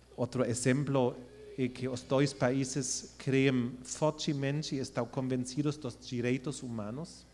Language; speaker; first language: Portuguese; non-native, fluent; German